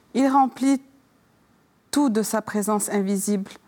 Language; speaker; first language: French; native; French